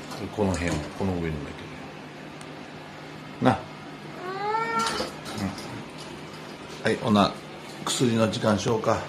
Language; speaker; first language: Japanese; native; Japanese